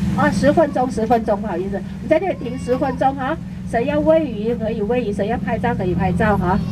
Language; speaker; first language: Chinese; non-native, fluent; Thai